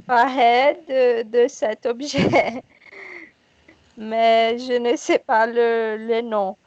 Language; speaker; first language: French; non-native, learner; Portuguese